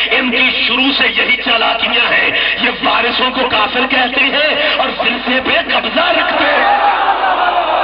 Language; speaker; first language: Urdu; non-native, local second language; Punjabi